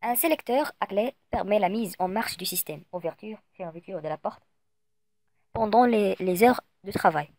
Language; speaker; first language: French; non-native, local second language; Arabic